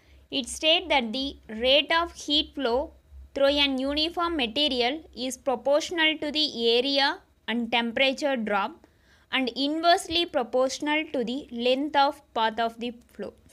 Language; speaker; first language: English; non-native, local second language; Tamil